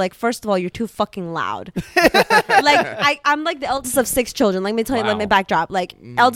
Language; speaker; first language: English; early bilingual, other home language; Arabic